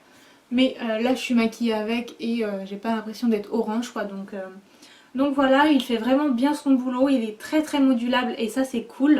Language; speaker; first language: French; native; French